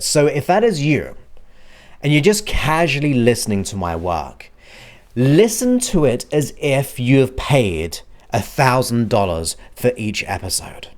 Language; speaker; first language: English; native; English